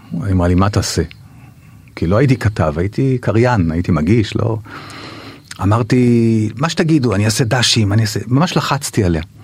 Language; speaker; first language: Hebrew; native; Hebrew